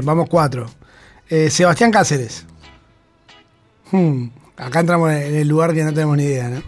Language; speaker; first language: Spanish; native; Spanish